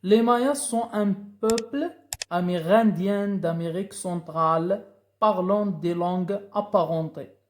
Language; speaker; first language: French; non-native, local second language; Arabic